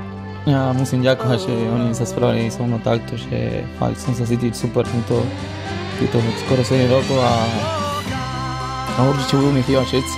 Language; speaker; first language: Slovak; non-native, fluent; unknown